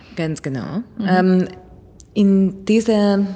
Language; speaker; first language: German; non-native, fluent; Hungarian